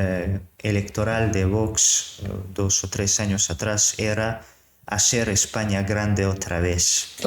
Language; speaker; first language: Spanish; non-native, fluent; Serbian